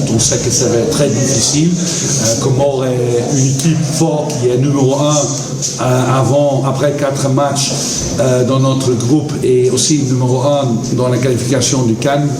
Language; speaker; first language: French; non-native, fluent; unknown